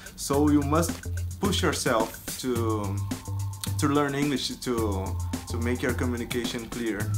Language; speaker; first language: English; non-native, fluent; Portuguese